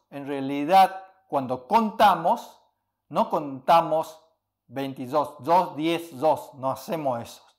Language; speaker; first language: Spanish; early bilingual, other home language; Chinese